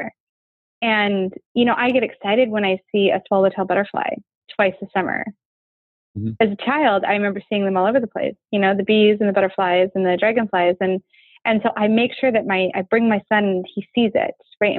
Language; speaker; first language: English; native; English